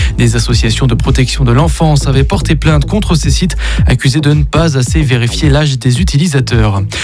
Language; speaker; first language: French; native; French